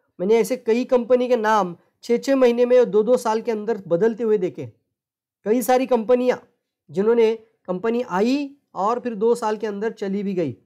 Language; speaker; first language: Hindi; non-native, local second language; Marathi